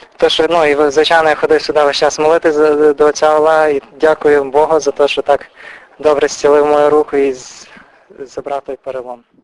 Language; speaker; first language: Ukrainian; native; Ukrainian